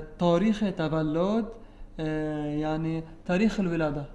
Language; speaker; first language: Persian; non-native, learner; Arabic